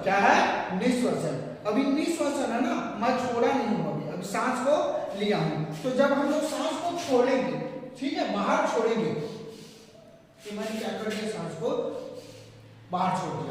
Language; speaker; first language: Hindi; non-native, local second language; Chhattisgarhi